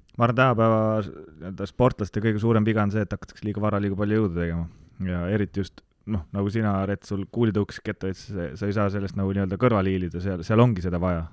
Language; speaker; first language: Estonian; native; Estonian